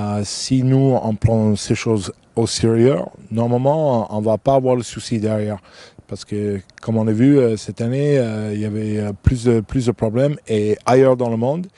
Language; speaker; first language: French; non-native, fluent; English